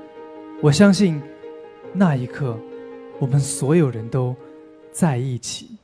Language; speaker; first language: Chinese; native; Chinese